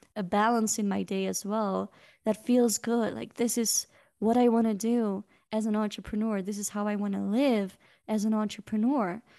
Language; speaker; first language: English; non-native, fluent; Dutch